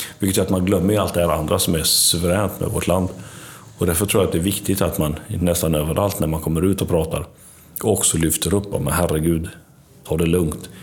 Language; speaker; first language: Swedish; early bilingual, other home language; Albanian